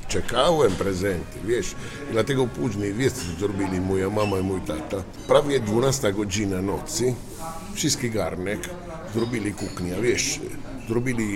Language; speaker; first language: Polish; non-native, learner; Italian